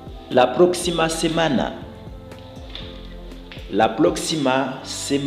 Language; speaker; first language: Spanish; non-native, fluent; Haitian Creole